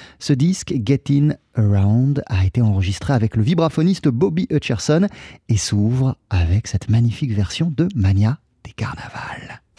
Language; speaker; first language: French; native; French